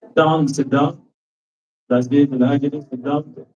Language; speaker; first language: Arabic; native; Arabic